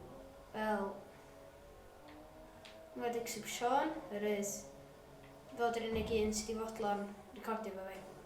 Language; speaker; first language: Welsh; non-native, local second language; English